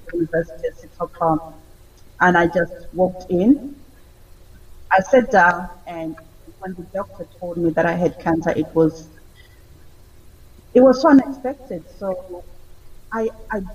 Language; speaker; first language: English; non-native, local second language; Shona